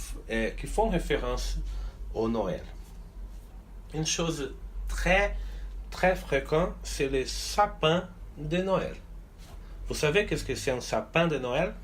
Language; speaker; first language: French; non-native, fluent; Portuguese